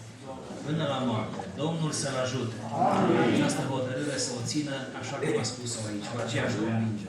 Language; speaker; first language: Romanian; native; Romanian